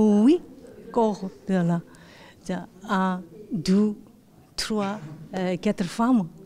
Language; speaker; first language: French; non-native, learner; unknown